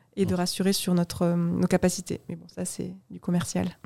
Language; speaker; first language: French; native; French